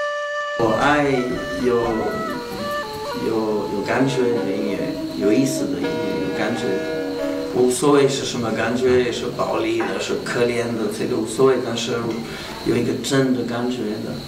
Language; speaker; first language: Chinese; non-native, learner; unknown